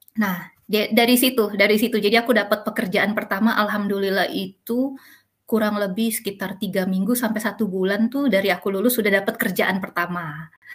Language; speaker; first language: Indonesian; native; Indonesian